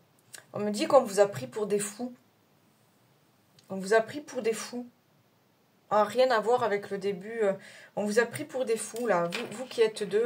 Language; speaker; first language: French; native; French